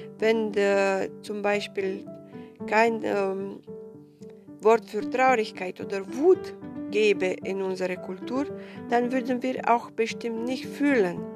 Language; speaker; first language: German; non-native, fluent; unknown